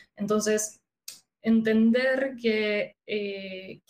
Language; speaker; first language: Spanish; native; Spanish